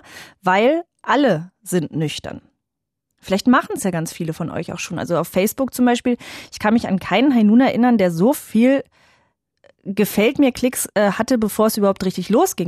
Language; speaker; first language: German; native; German